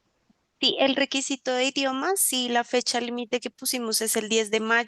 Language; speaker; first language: Spanish; native; Spanish